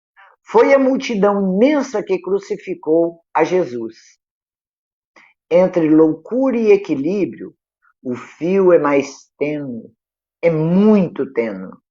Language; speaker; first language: Portuguese; native; Portuguese